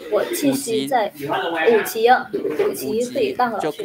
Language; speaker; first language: Chinese; non-native, learner; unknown